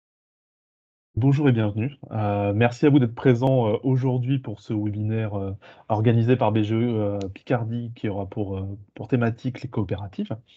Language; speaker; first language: French; native; French